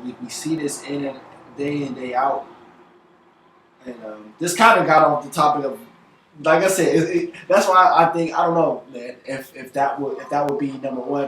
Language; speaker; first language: English; native; English